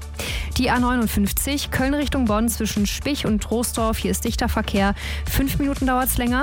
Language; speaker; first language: German; native; German